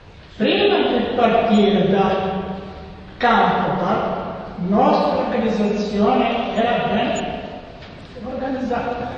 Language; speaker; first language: Italian; non-native, learner; Serbian